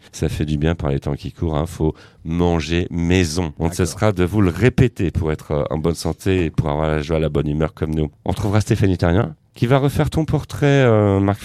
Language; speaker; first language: French; native; French